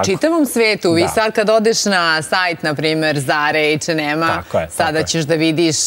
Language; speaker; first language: Serbian; native; Serbian